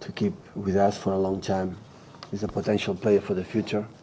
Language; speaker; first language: English; non-native, learner; Catalan